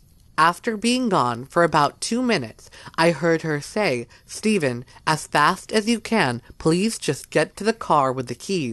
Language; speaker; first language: English; native; English